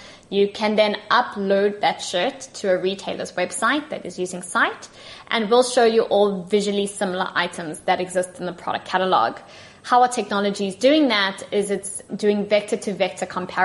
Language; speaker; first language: English; native; English